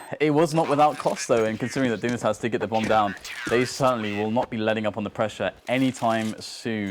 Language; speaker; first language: English; native; English